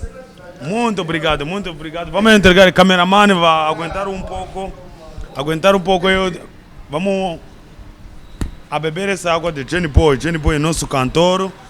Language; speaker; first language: Portuguese; non-native, learner; Kinyarwanda